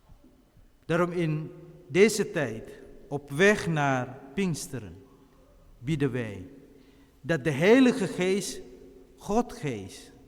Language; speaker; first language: Dutch; non-native, fluent; Indonesian